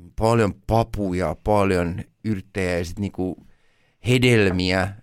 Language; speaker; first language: Finnish; early bilingual, other home language; Persian